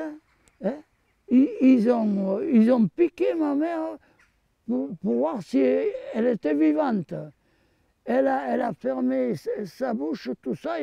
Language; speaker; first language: French; early bilingual, other home language; Armenian